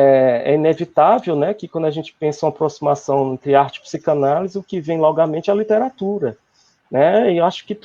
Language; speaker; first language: Portuguese; native; Portuguese